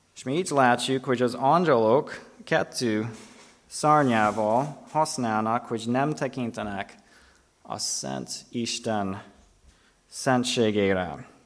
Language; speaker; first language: Hungarian; non-native, fluent; English